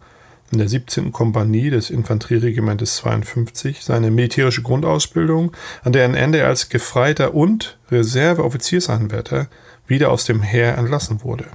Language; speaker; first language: German; native; German